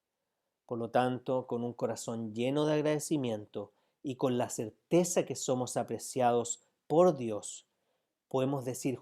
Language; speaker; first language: Spanish; native; Spanish